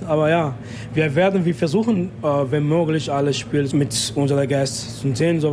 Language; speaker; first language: German; non-native, fluent; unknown